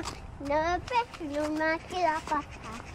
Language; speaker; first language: Italian; early bilingual, other home language; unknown